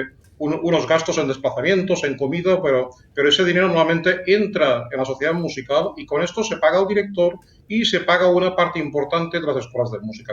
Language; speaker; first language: Spanish; native; Spanish